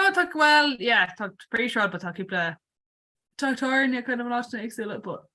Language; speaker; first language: Irish; non-native, local second language; English